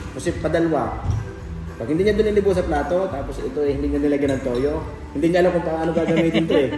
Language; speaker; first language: Filipino; native; Filipino